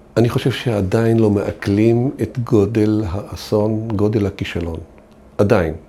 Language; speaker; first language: Hebrew; non-native, local second language; Arabic